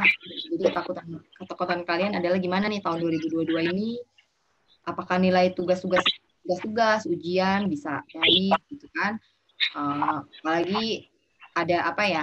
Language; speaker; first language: Indonesian; native; Indonesian